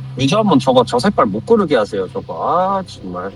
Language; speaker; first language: Korean; native; Korean